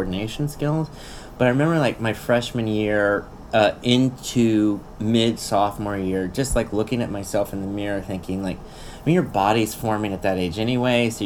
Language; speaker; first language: English; native; English